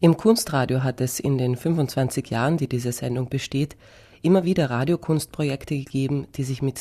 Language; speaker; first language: German; native; German